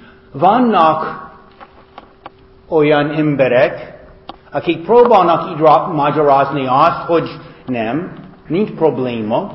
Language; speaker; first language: Hungarian; non-native, fluent; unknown